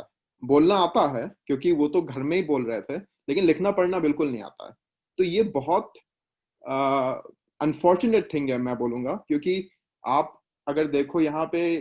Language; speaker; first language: Hindi; native; Hindi